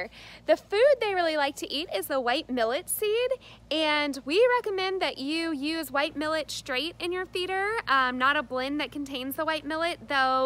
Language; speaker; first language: English; native; English